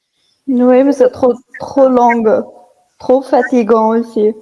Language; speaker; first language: French; non-native, fluent; Arabic